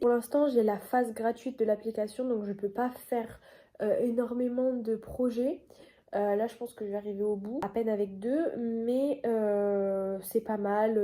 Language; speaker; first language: French; native; French